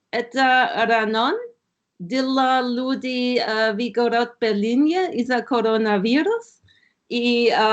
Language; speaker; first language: Russian; non-native, learner; German